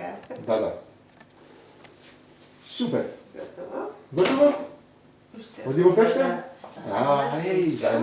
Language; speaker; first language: Macedonian; non-native, fluent; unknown